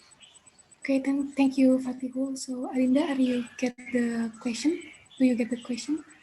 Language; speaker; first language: English; non-native, learner; Indonesian